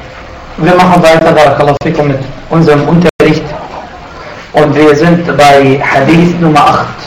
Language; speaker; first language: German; non-native, fluent; Arabic